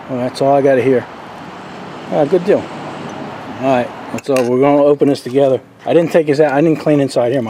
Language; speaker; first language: English; native; English